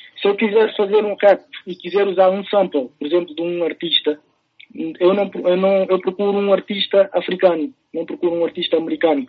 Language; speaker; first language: Portuguese; early bilingual, other home language; Upper Guinea Crioulo